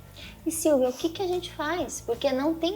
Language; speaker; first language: Portuguese; native; Portuguese